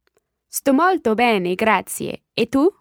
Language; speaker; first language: Italian; non-native, learner; English